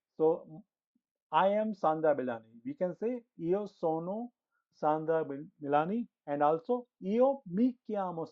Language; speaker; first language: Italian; non-native, fluent; Hindi